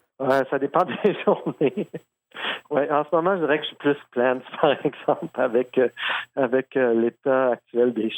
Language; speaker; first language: French; native; French